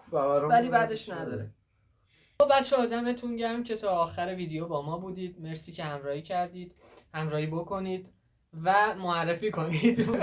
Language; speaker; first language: Persian; native; Persian